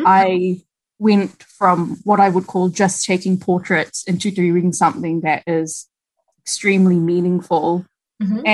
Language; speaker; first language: English; native; English